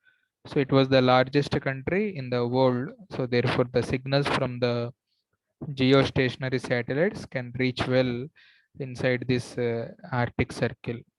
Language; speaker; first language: English; non-native, local second language; Telugu